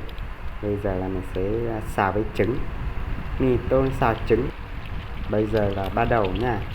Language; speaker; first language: Vietnamese; non-native, local second language; Hmong